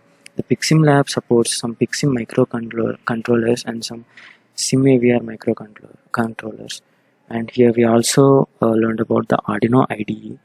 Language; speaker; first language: English; non-native, local second language; Telugu